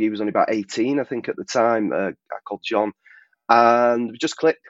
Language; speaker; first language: English; native; English